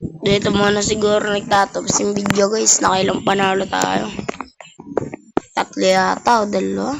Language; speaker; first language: Filipino; native; Filipino